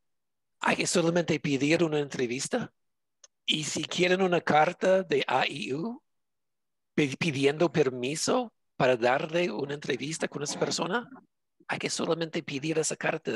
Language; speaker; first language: Spanish; non-native, fluent; English